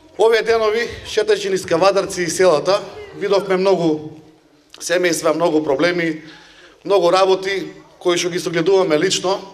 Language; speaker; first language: Macedonian; native; Macedonian